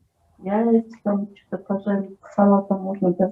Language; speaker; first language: Russian; non-native, local second language; Kyrgyz